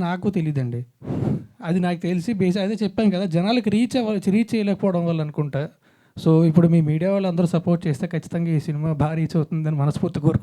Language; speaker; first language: Telugu; native; Telugu